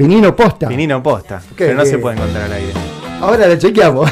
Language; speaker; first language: Spanish; native; Spanish